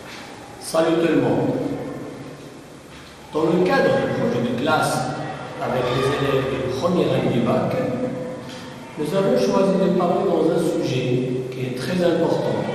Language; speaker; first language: French; non-native, learner; Arabic